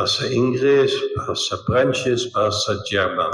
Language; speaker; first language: Indonesian; non-native, fluent; Dutch